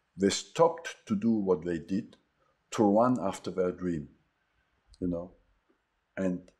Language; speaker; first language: English; non-native, fluent; French